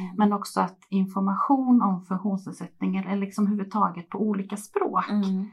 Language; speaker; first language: Swedish; native; Swedish